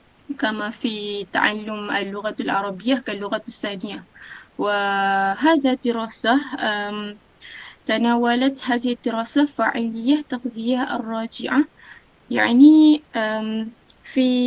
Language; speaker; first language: Arabic; non-native, learner; Malay